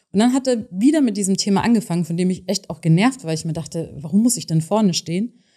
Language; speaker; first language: German; native; German